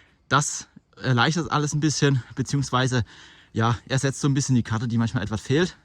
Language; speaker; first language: German; native; German